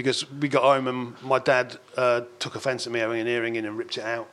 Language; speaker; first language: English; native; English